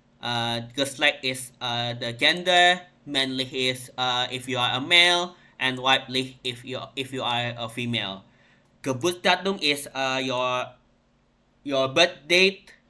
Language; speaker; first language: English; non-native, fluent; Indonesian